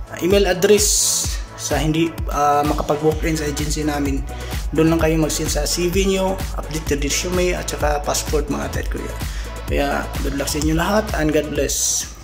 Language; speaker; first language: Filipino; non-native, local second language; Cebuano